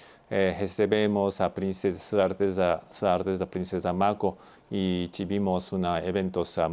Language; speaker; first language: Portuguese; non-native, fluent; Japanese